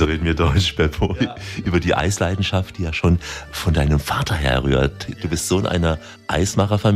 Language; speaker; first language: German; native; German